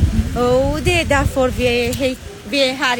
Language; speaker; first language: Swedish; non-native, fluent; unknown